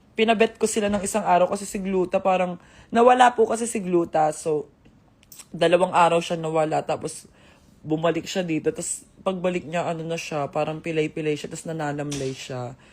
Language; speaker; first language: Filipino; native; Filipino